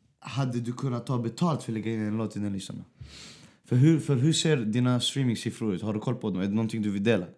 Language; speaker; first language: Swedish; early bilingual, other home language; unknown